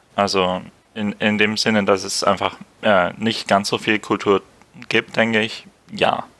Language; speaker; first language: German; native; German